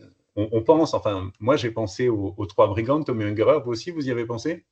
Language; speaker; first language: French; native; French